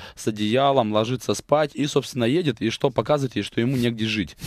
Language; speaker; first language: Russian; native; Russian